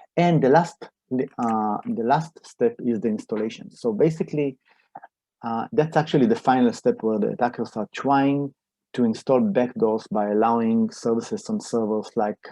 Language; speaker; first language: English; non-native, fluent; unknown